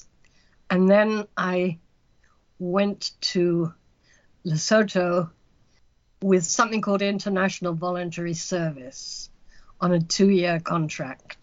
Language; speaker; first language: English; native; English